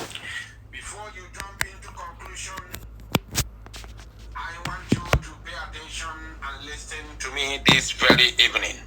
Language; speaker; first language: English; non-native, local second language; Igbo